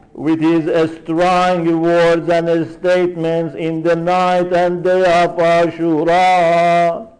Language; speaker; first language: English; non-native, fluent; Persian